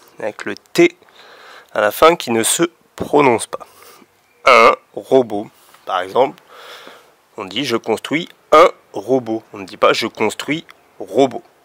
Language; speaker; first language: French; native; French